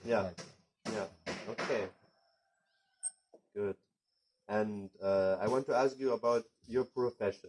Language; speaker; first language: English; non-native, fluent; German